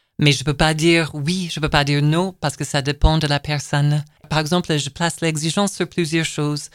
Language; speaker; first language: French; non-native, fluent; English